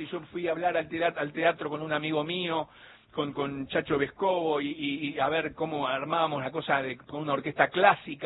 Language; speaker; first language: Spanish; native; Spanish